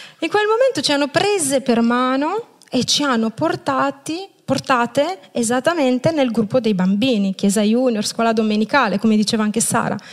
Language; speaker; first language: Italian; non-native, fluent; Romanian